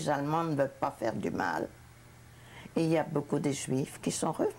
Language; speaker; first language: French; non-native, fluent; Hungarian